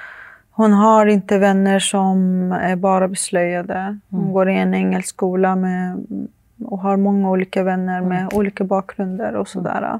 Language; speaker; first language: Swedish; early bilingual, other home language; Arabic